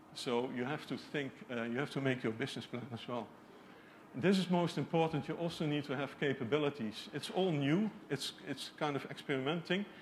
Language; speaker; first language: English; non-native, fluent; Dutch